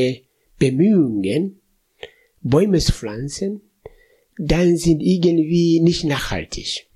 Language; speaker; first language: German; non-native, fluent; Swahili